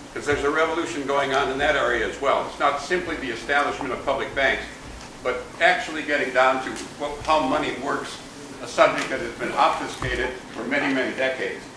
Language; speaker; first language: English; native; English